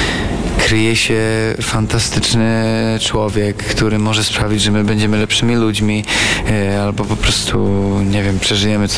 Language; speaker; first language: Polish; native; Polish